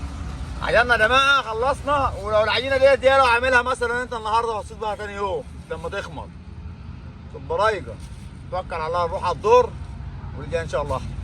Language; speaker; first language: Arabic; native; Arabic